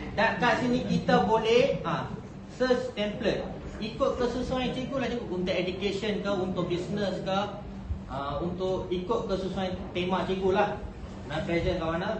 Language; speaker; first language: Malay; non-native, local second language; Tamil